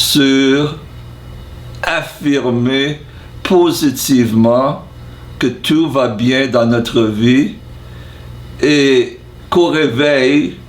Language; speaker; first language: French; non-native, fluent; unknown